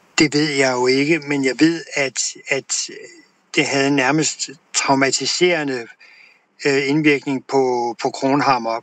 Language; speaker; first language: Danish; native; Danish